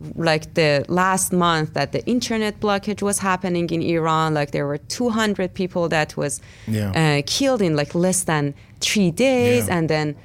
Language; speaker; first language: English; non-native, fluent; Persian